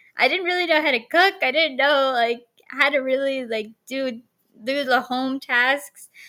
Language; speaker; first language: English; native; English